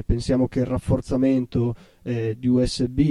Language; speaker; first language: Italian; native; Italian